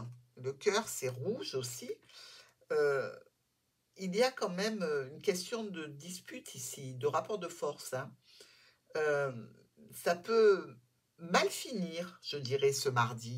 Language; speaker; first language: French; native; French